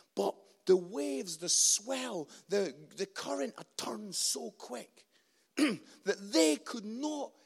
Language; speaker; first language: English; native; English